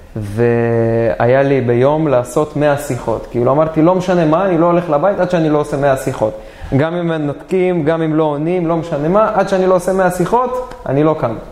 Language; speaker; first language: Hebrew; native; Hebrew